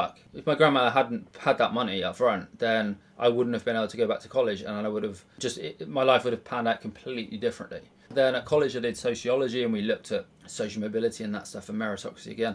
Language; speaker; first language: English; native; English